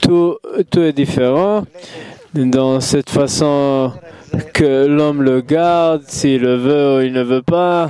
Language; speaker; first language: French; non-native, fluent; Hebrew